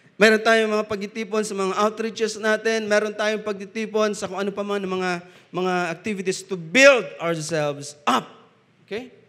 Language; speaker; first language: Filipino; non-native, local second language; Bikol